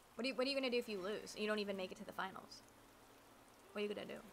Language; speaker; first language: English; native; English